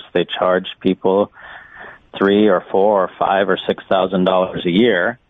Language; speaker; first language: English; native; English